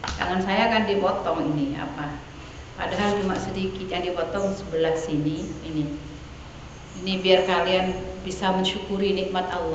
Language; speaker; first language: Indonesian; non-native, local second language; Madurese